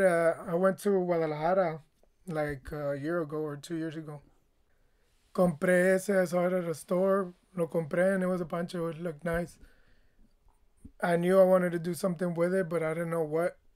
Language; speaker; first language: English; early bilingual, other home language; Spanish